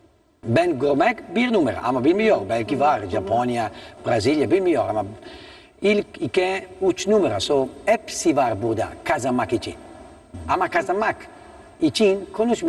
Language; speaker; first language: Turkish; non-native, learner; Italian